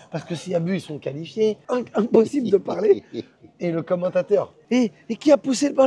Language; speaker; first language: French; native; French